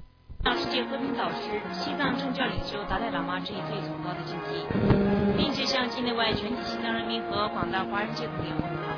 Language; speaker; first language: Chinese; native; Chinese